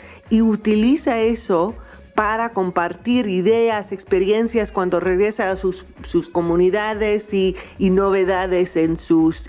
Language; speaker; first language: Spanish; non-native, fluent; English